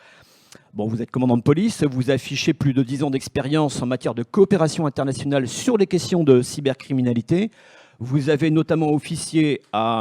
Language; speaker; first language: French; native; French